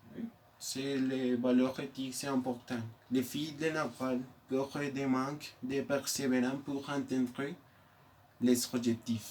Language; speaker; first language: French; non-native, learner; Spanish